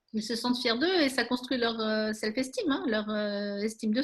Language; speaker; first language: French; native; French